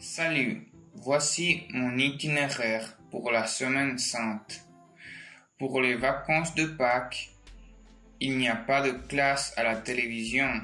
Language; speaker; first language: French; non-native, learner; Spanish